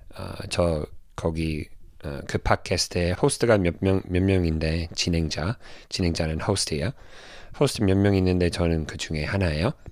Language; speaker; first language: Korean; non-native, fluent; English